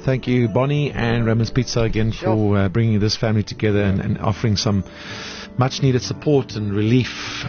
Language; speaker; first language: English; non-native, local second language; Afrikaans